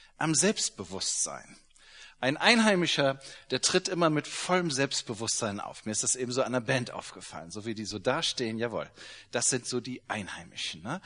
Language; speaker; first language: German; native; German